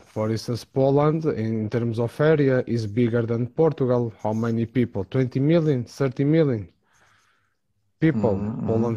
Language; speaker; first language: English; non-native, fluent; Portuguese